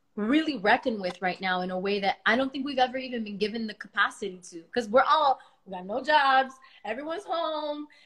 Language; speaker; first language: English; early bilingual, other home language; Spanish